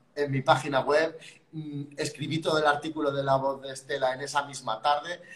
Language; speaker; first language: Spanish; native; Spanish